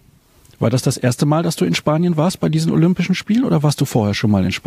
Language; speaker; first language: German; native; German